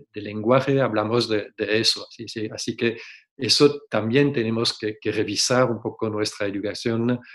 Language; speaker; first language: Spanish; non-native, fluent; French